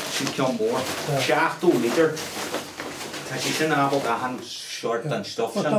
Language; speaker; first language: Irish; native; Irish